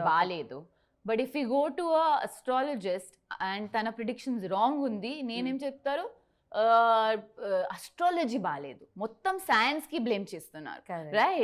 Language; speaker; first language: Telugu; non-native, learner; Tulu